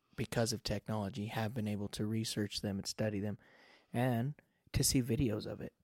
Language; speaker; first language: English; native; English